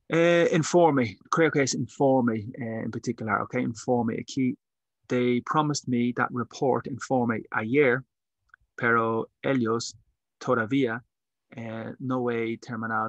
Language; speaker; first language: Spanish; non-native, learner; English